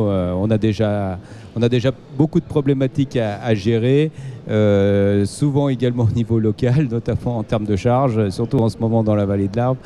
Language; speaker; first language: French; native; French